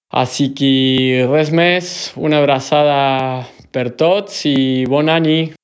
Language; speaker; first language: Catalan; non-native, learner; Spanish